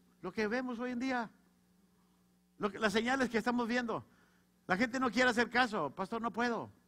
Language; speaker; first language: Spanish; native; Spanish